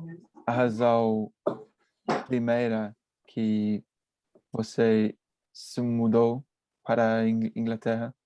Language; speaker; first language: Portuguese; non-native, learner; English